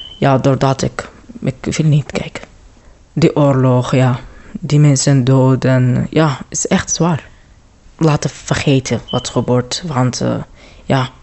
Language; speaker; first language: Dutch; non-native, learner; Arabic